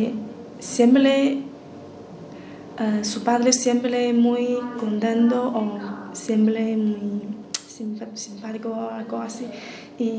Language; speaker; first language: Spanish; non-native, learner; Chinese